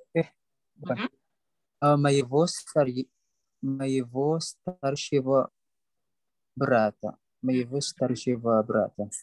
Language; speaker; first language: Russian; non-native, learner; Indonesian